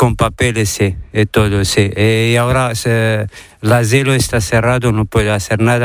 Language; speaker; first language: Spanish; non-native, learner; Arabic